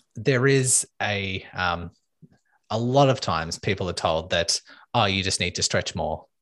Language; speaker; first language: English; native; English